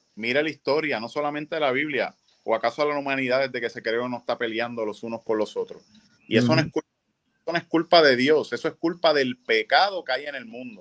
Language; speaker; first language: Spanish; native; Spanish